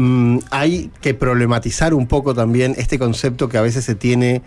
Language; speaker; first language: Spanish; native; Spanish